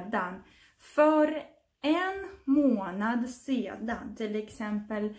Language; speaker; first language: Swedish; non-native, fluent; Russian